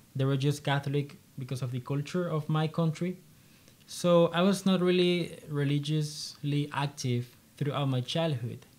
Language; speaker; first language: English; non-native, fluent; Spanish